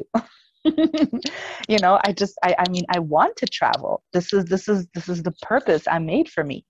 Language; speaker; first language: English; non-native, fluent; German